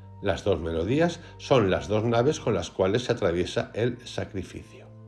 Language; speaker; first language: Spanish; native; Spanish